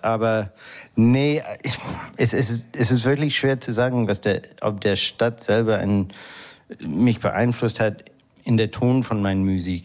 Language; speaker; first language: German; non-native, fluent; English